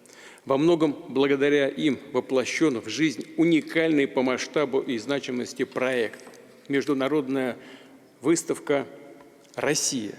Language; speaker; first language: Russian; native; Russian